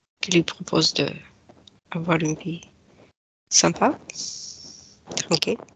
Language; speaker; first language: French; non-native, fluent; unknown